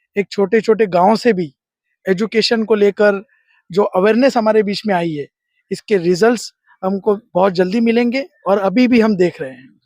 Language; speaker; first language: Hindi; non-native, local second language; Gujarati